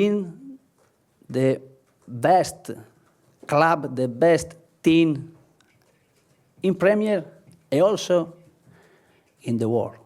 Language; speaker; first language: English; non-native, learner; Spanish